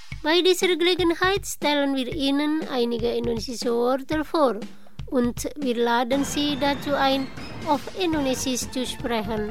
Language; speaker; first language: German; non-native, fluent; Indonesian